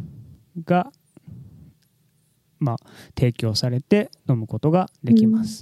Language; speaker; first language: Japanese; native; Japanese